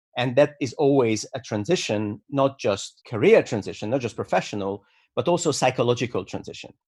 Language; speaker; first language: English; non-native, fluent; Hungarian